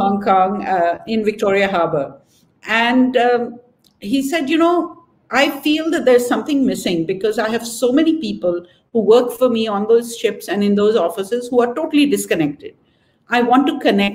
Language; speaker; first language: English; non-native, local second language; Urdu